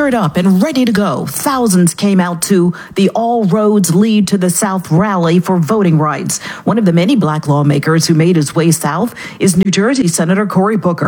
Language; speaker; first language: English; native; English